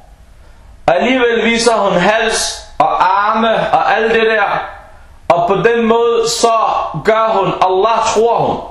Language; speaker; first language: Danish; non-native, fluent; Arabic